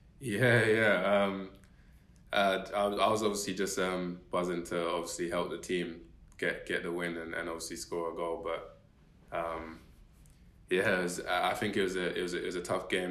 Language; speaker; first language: English; native; English